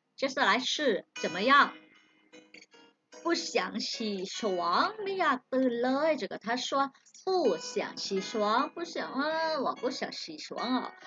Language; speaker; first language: Chinese; non-native, fluent; Thai